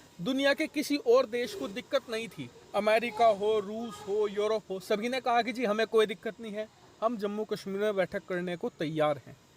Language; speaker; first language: Hindi; native; Hindi